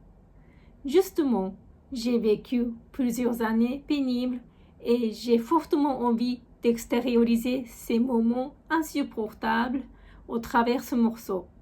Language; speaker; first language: French; non-native, fluent; Japanese